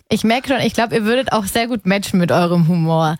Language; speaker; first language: German; native; German